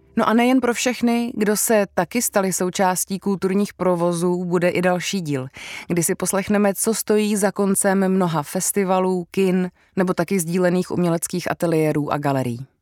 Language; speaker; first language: Czech; native; Czech